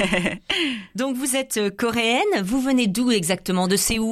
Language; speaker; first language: French; native; French